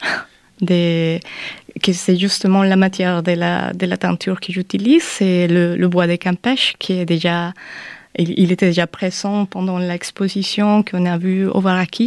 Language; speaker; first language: French; non-native, fluent; Spanish